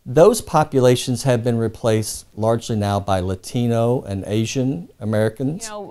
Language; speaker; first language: English; non-native, fluent; Spanish